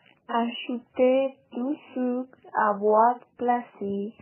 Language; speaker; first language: French; non-native, learner; Spanish